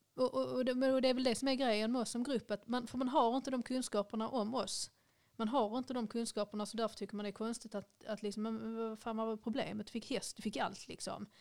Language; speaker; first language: Swedish; native; Swedish